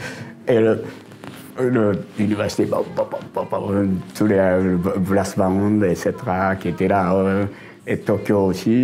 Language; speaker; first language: French; non-native, learner; Japanese